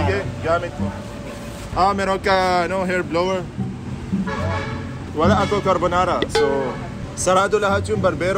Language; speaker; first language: Filipino; non-native, learner; Arabic